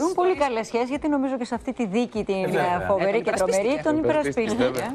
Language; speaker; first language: Greek; native; Greek